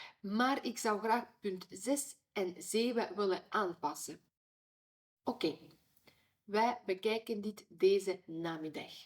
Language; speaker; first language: Dutch; non-native, fluent; Ukrainian